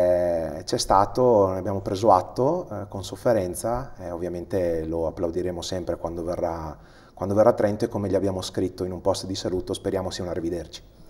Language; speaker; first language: Italian; native; Italian